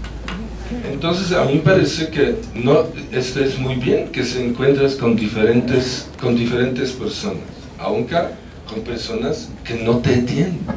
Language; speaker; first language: Spanish; non-native, fluent; Polish